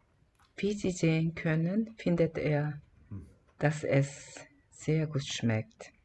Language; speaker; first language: German; non-native, learner; Korean